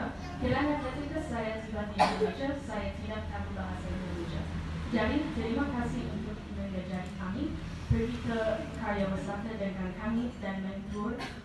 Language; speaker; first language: Indonesian; non-native, learner; English